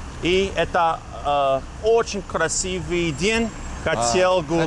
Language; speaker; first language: Russian; non-native, learner; English